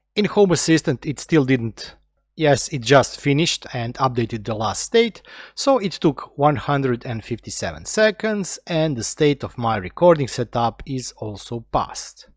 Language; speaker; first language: English; non-native, fluent; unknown